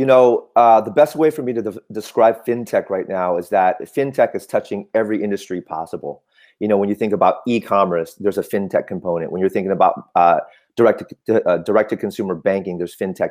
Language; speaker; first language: English; early bilingual, other home language; Cantonese